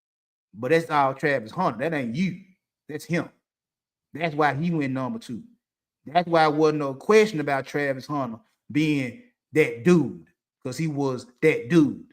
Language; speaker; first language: English; native; English